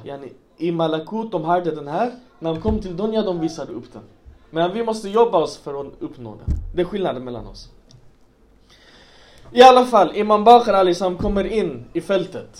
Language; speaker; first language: Swedish; non-native, local second language; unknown